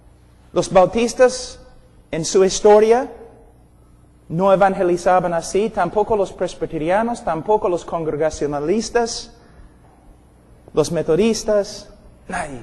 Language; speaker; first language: Spanish; non-native, fluent; English